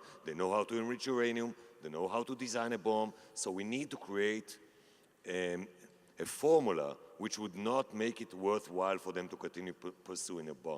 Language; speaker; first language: English; non-native, fluent; Hebrew